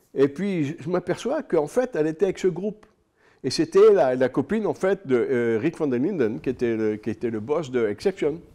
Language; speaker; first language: French; native; French